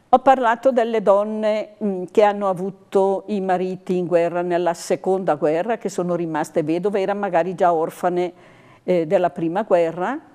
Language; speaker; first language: Italian; native; Italian